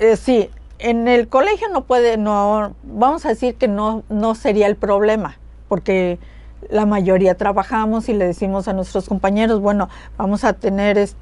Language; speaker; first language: Spanish; native; Spanish